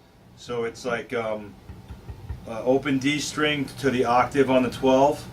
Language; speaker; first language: English; native; English